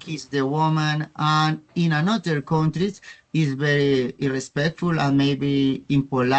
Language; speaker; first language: English; non-native, learner; Spanish